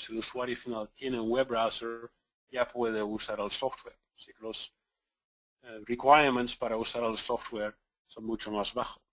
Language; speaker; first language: Spanish; non-native, fluent; Dutch